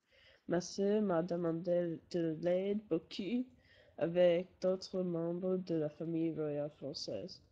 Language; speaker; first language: French; non-native, learner; English